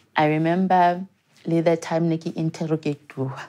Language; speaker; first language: English; non-native, local second language; Southern Sotho